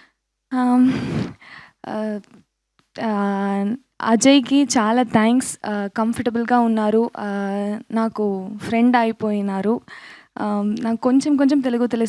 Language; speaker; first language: Telugu; non-native, learner; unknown